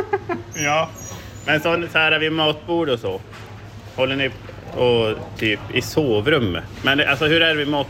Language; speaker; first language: Swedish; native; Swedish